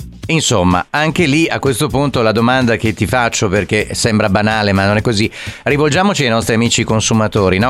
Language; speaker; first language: Italian; native; Italian